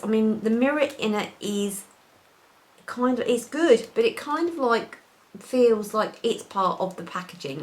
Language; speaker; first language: English; native; English